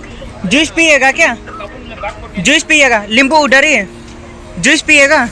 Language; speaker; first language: Hindi; non-native, local second language; Khasi